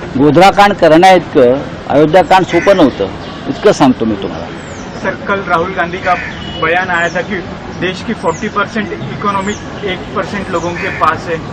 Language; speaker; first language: Hindi; non-native, local second language; Marathi